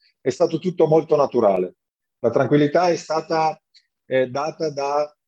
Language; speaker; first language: Italian; native; Italian